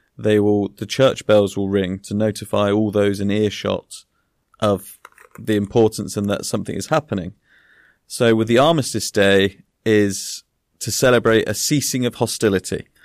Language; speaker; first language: English; native; English